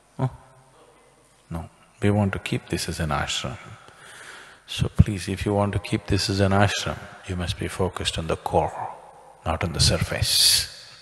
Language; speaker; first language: English; non-native, local second language; Kannada